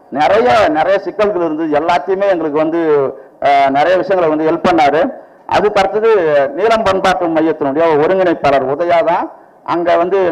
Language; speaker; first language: Tamil; native; Tamil